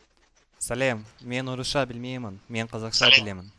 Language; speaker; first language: Kazakh; non-native, learner; Russian